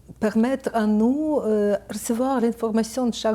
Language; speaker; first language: French; non-native, learner; Ukrainian